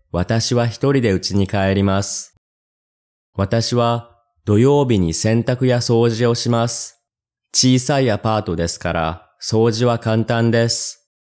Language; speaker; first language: Japanese; non-native, learner; English